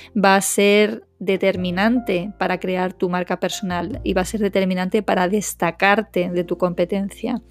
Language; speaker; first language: Spanish; native; Spanish